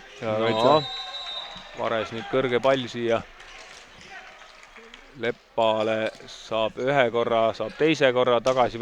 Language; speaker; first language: Estonian; native; Estonian